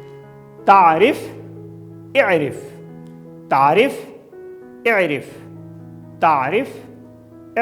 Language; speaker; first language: Arabic; non-native, fluent; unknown